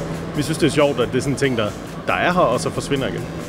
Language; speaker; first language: Danish; native; Danish